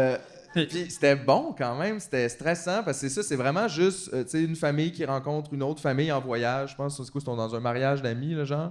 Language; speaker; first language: French; native; French